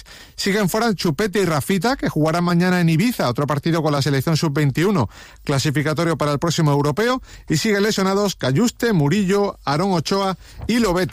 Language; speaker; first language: Spanish; native; Spanish